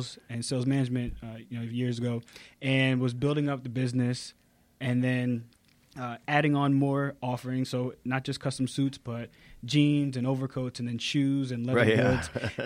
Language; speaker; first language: English; native; English